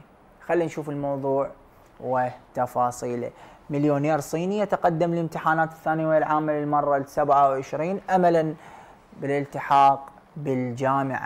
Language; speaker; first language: Arabic; native; Arabic